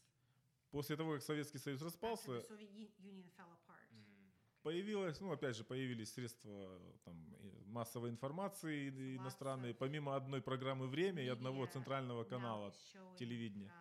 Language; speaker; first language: Russian; native; Russian